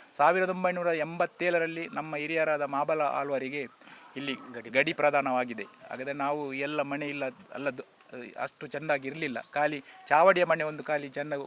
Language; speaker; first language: Kannada; native; Kannada